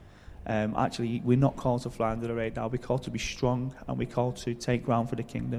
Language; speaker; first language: English; native; English